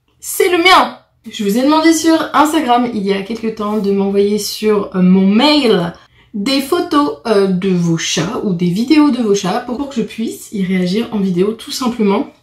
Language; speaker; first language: French; native; French